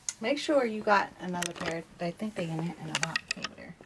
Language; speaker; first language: English; native; English